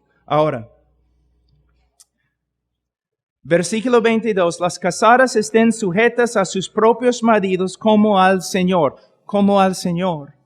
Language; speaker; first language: Spanish; non-native, fluent; English